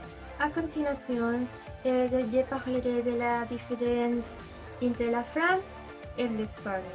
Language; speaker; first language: French; non-native, learner; Spanish